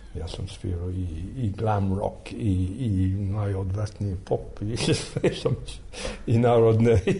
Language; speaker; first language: Serbian; non-native, fluent; English